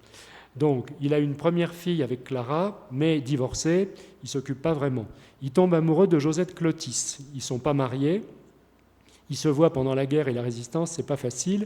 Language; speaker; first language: French; native; French